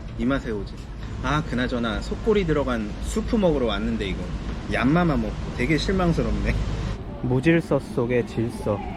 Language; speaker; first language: Korean; native; Korean